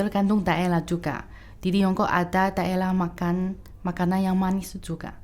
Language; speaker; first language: Indonesian; non-native, fluent; Chinese